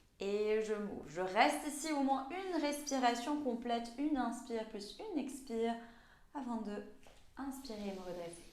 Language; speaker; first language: French; native; French